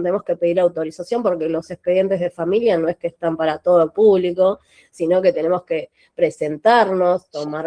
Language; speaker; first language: Spanish; native; Spanish